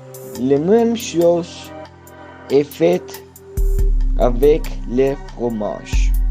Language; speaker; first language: French; non-native, learner; Spanish